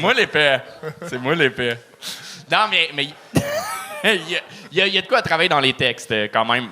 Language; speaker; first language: French; native; French